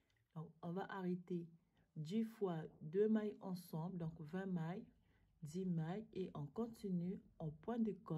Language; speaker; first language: French; native; French